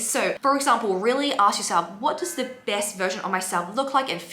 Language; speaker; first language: English; native; English